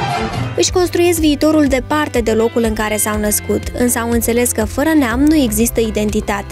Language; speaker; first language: Romanian; native; Romanian